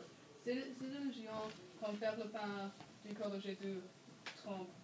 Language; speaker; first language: French; non-native, learner; English